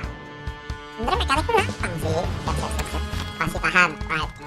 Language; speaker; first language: Indonesian; native; Indonesian